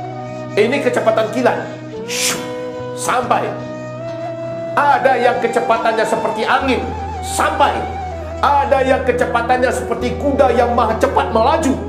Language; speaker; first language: Indonesian; native; Indonesian